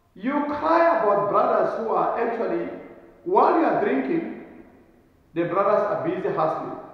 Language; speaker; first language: English; non-native, local second language; Northern Sotho